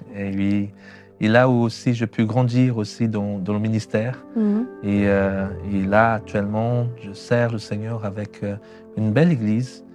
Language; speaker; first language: French; non-native, fluent; Portuguese